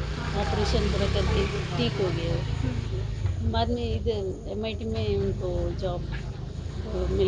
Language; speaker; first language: Hindi; non-native, local second language; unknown